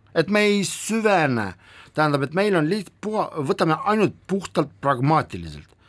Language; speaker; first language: Estonian; non-native, local second language; Russian